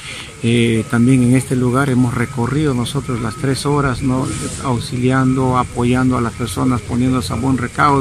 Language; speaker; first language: Spanish; native; Spanish